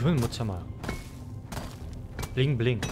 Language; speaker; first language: Korean; non-native, learner; German